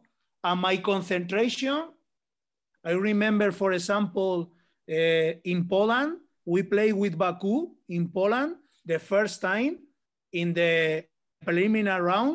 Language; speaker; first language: English; non-native, learner; Spanish